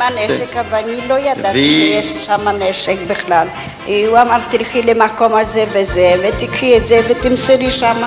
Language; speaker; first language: Hebrew; non-native, fluent; Polish